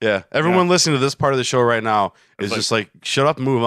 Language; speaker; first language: English; native; English